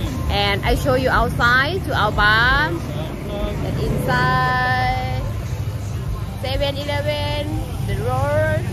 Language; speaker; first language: English; non-native, learner; Thai